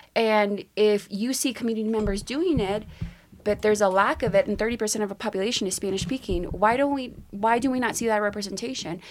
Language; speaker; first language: English; native; English